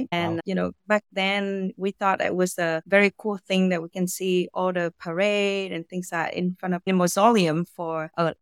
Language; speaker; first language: English; non-native, fluent; Vietnamese